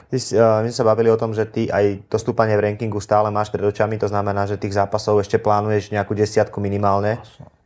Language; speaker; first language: Slovak; native; Slovak